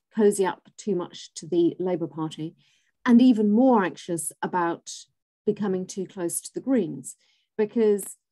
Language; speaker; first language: English; native; English